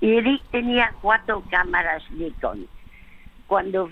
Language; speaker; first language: Spanish; early bilingual, other home language; French